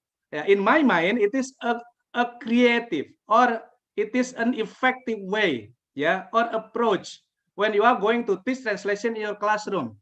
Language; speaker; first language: English; non-native, fluent; Indonesian